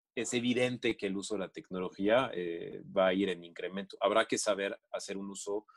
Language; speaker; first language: Spanish; non-native, fluent; French